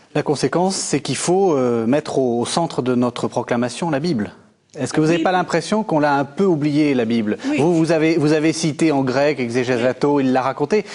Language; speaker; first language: French; native; French